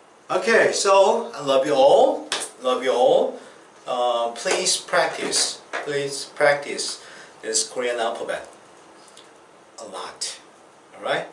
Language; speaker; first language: English; non-native, fluent; Korean